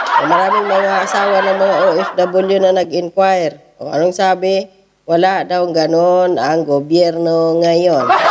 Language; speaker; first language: Filipino; native; Filipino